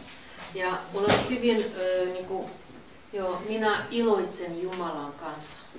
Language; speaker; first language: Finnish; non-native, fluent; Russian